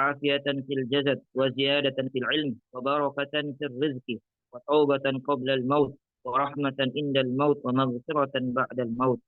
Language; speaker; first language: Arabic; non-native, fluent; Indonesian